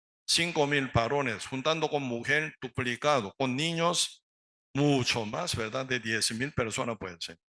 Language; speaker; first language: Spanish; non-native, learner; Korean